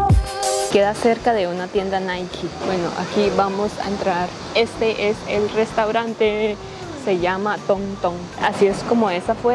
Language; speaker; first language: Spanish; native; Spanish